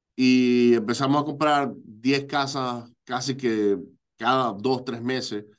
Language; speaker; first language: Spanish; native; Spanish